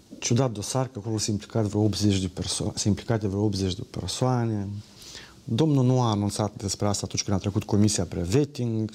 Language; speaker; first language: Romanian; native; Romanian